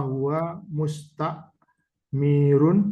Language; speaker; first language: Arabic; non-native, learner; Indonesian